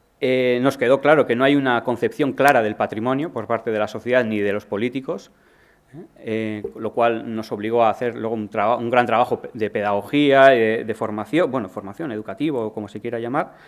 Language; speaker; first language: Spanish; native; Spanish